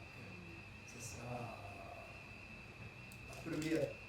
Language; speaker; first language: French; non-native, local second language; Arabic